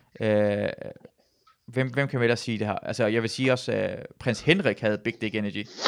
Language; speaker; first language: Danish; early bilingual, other home language; Persian